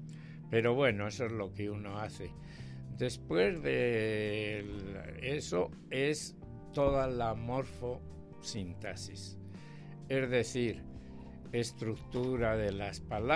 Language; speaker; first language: Spanish; native; Spanish